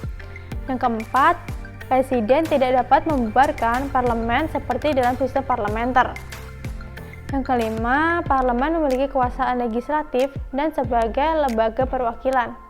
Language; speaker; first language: Indonesian; native; Indonesian